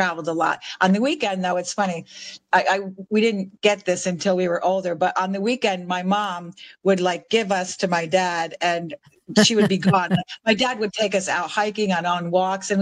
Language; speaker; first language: English; native; English